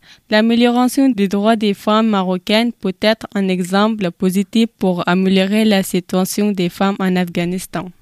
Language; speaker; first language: French; non-native, learner; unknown